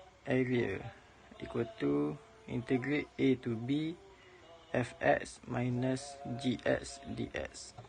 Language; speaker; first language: English; non-native, local second language; Malay